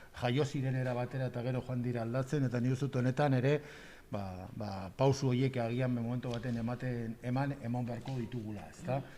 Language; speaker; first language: Basque; native; Basque